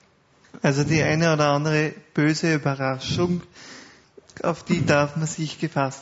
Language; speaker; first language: German; native; German